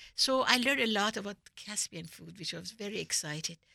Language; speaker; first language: English; non-native, fluent; Persian